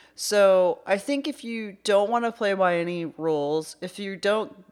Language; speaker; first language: English; native; English